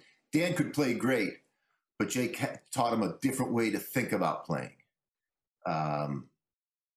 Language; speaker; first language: English; native; English